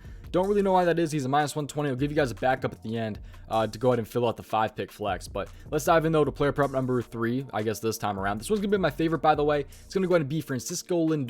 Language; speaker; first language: English; native; English